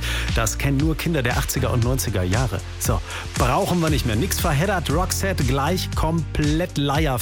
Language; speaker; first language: German; native; German